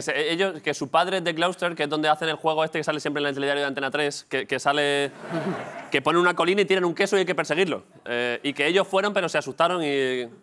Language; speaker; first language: Spanish; native; Spanish